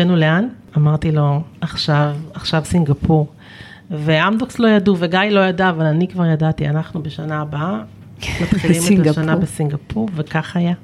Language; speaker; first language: Hebrew; native; Hebrew